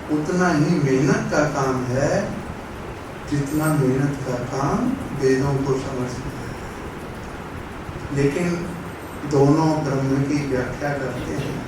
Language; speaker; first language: Hindi; non-native, local second language; Punjabi